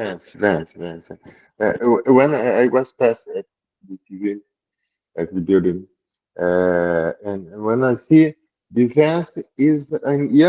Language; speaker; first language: English; non-native, learner; Portuguese